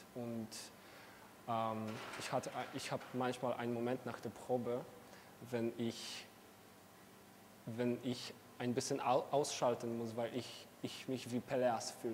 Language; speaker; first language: German; non-native, fluent; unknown